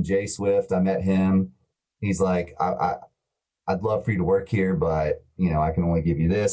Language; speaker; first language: English; native; English